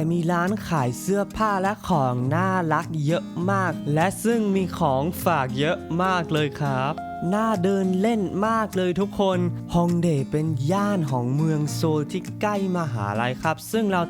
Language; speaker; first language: Thai; non-native, fluent; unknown